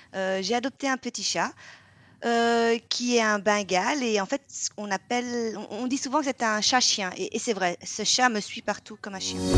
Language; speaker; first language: French; non-native, fluent; Vietnamese